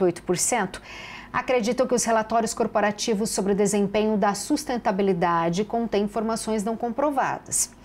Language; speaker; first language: Portuguese; native; Portuguese